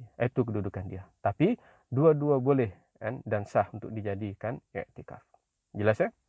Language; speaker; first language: Malay; native; Malay